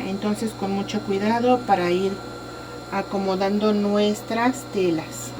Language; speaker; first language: Spanish; native; Spanish